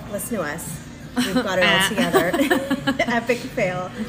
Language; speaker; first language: English; native; English